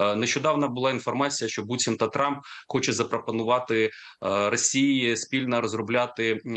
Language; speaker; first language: Ukrainian; native; Ukrainian